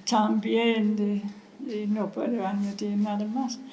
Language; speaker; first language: Spanish; non-native, fluent; English